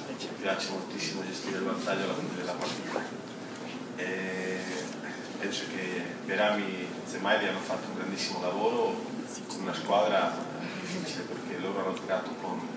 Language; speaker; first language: Italian; non-native, fluent; Spanish